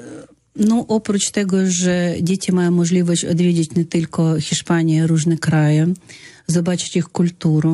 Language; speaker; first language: Polish; non-native, learner; Russian